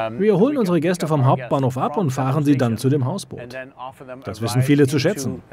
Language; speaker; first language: German; native; German